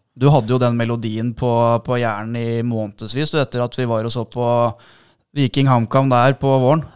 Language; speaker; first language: Norwegian; native; Norwegian